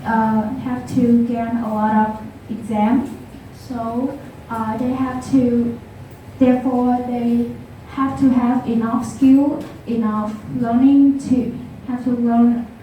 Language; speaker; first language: English; non-native, learner; Vietnamese